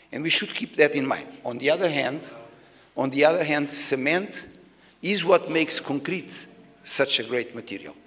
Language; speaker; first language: English; non-native, fluent; Portuguese